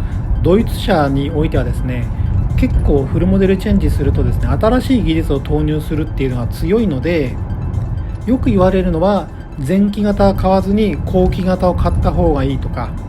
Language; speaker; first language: Japanese; native; Japanese